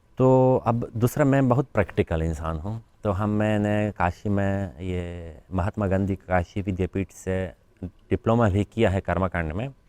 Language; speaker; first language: Hindi; non-native, fluent; Polish